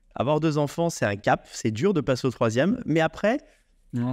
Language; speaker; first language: French; native; French